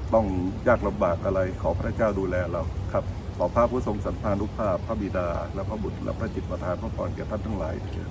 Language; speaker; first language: Thai; native; Thai